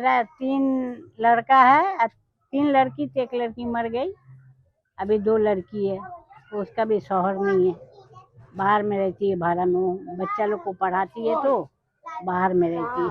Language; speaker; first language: Hindi; early bilingual, heritage; Urdu